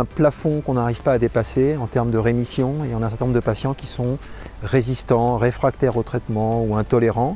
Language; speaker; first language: French; native; French